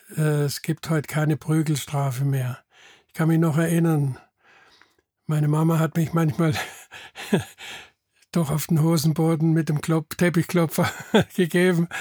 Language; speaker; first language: German; native; German